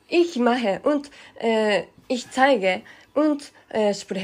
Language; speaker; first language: German; non-native, learner; Japanese